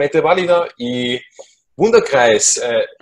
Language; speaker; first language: Spanish; non-native, learner; German